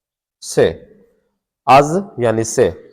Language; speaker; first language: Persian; non-native, fluent; Urdu